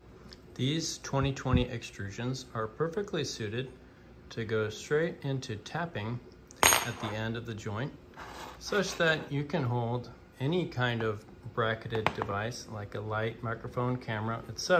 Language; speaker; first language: English; native; English